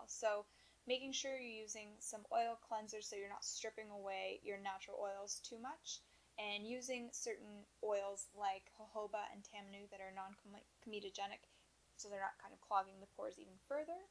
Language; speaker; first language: English; native; English